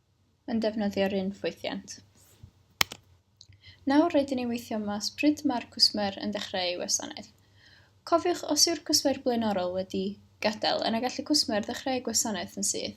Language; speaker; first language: Welsh; native; Welsh